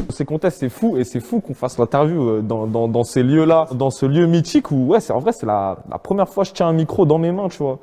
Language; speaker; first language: French; native; French